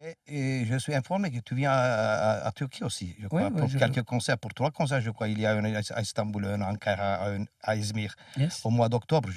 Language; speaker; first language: French; non-native, fluent; Turkish